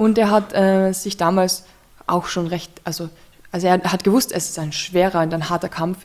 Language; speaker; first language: German; native; German